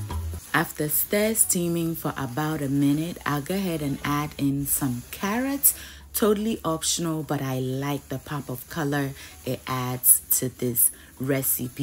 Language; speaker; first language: English; non-native, local second language; Ga